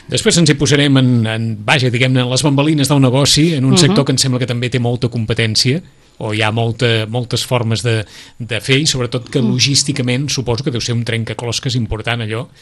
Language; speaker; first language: Catalan; native; Catalan